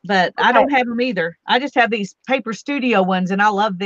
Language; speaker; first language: English; native; English